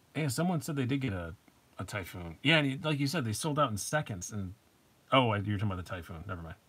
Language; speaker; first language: English; native; English